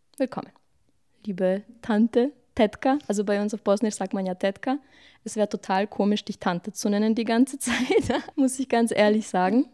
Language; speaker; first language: German; early bilingual, other home language; Bosnian